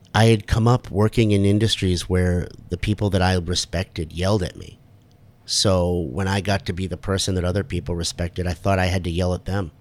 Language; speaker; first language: English; native; English